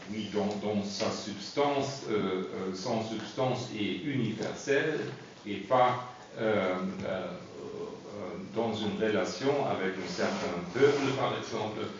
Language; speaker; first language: French; non-native, fluent; German